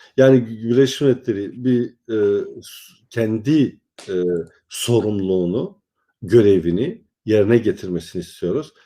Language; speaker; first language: Turkish; non-native, local second language; Kurdish